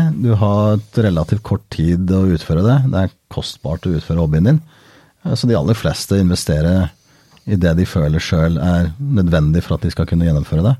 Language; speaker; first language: Norwegian; early bilingual, heritage; Norwegian